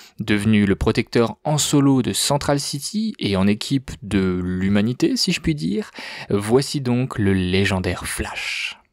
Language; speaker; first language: French; native; French